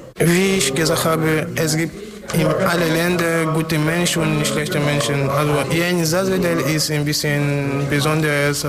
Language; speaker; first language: German; non-native, learner; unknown